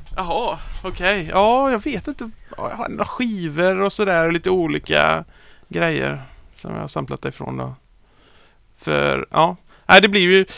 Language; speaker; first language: Swedish; native; Swedish